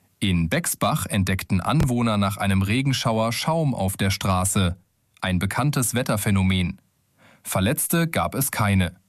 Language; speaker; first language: German; native; German